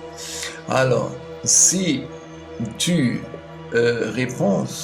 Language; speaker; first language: French; non-native, learner; German